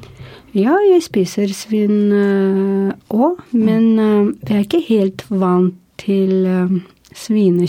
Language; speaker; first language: Norwegian; non-native, fluent; Russian